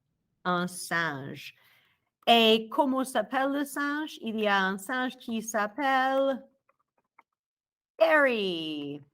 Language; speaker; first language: French; non-native, fluent; English